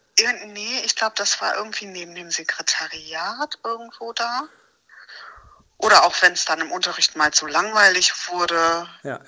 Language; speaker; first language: German; native; German